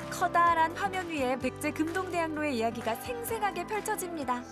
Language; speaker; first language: Korean; native; Korean